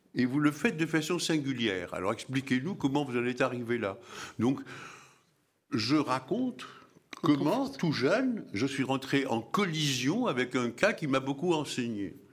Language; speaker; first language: French; early bilingual, other home language; Arabic